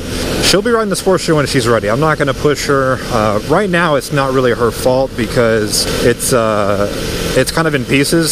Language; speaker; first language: English; native; English